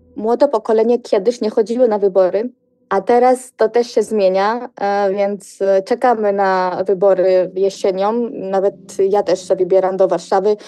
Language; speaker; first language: Polish; non-native, fluent; Georgian